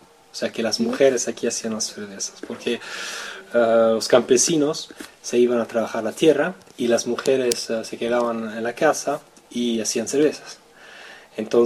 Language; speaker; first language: Spanish; non-native, fluent; French